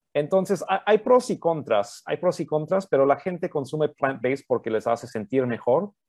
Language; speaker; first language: Spanish; early bilingual, heritage; Spanish